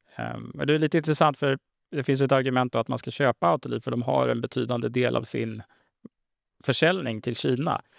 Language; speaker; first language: Swedish; native; Swedish